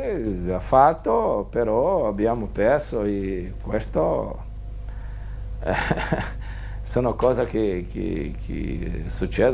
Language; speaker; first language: Italian; non-native, fluent; Portuguese